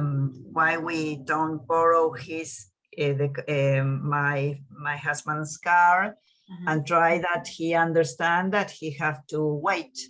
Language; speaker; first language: English; non-native, learner; Spanish